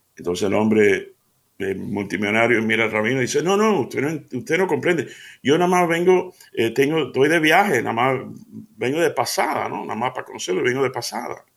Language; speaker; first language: Spanish; early bilingual, heritage; Spanish